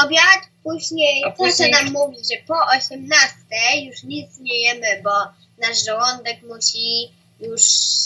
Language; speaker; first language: Polish; early bilingual, heritage; Polish